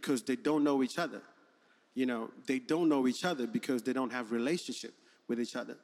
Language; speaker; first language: English; non-native, local second language; Shona